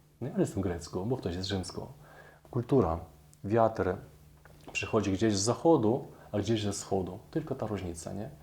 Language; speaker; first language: Polish; non-native, fluent; Ukrainian